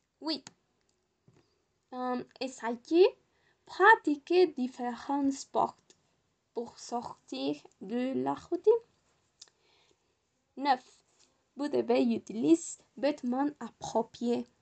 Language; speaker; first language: French; non-native, learner; Spanish